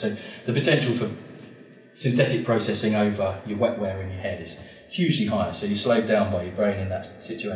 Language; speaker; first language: English; native; English